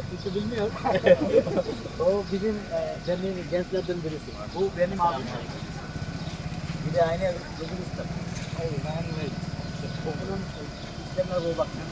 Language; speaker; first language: Turkish; non-native, learner; Bangla